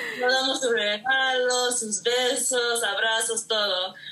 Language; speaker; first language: Spanish; early bilingual, heritage; Spanish